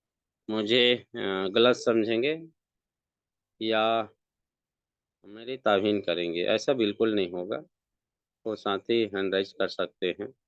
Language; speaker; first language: Hindi; native; Hindi